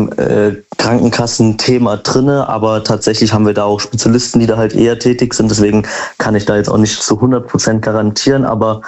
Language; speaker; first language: German; native; German